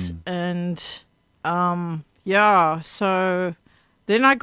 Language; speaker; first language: English; native; English